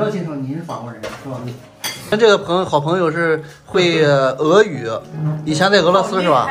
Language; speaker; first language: Chinese; native; Chinese